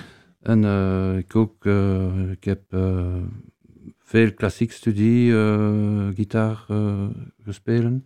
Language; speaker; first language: Dutch; non-native, fluent; Spanish